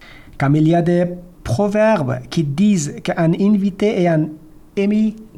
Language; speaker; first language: French; non-native, learner; Persian